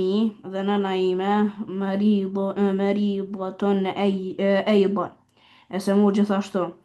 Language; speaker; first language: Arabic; non-native, learner; Albanian